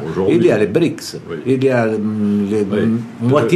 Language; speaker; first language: French; non-native, fluent; Italian